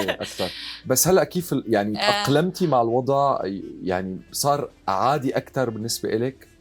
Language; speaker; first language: Arabic; native; Arabic